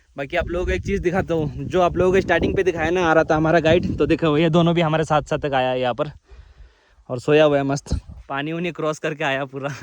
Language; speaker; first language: Hindi; non-native, local second language; Bangla